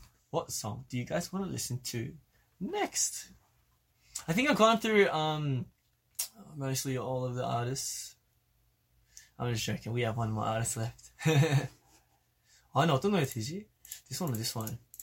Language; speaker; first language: English; early bilingual, other home language; Korean